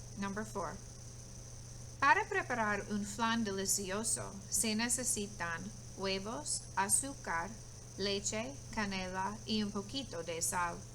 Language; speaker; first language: Spanish; non-native, fluent; English